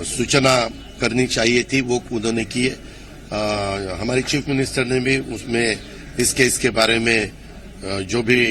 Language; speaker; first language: Hindi; non-native, local second language; Marathi